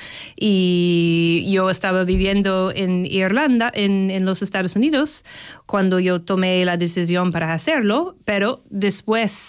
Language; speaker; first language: Spanish; non-native, learner; English